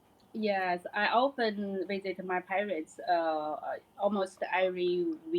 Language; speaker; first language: English; non-native, learner; Chinese